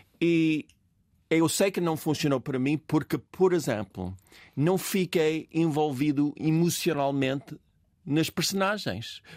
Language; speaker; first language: Portuguese; non-native, fluent; English